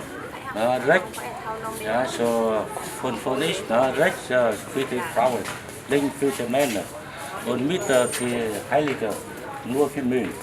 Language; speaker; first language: German; non-native, learner; Vietnamese